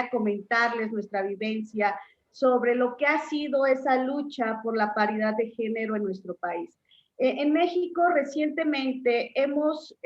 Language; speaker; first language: Spanish; native; Spanish